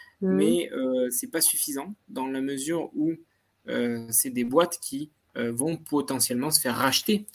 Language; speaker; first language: French; native; French